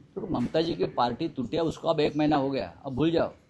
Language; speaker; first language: Hindi; non-native, local second language; Marathi